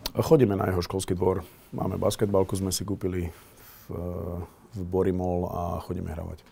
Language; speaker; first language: Slovak; native; Slovak